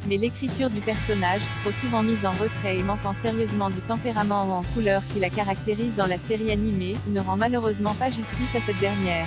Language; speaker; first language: French; native; French